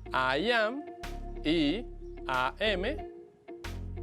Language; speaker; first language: English; non-native, fluent; Spanish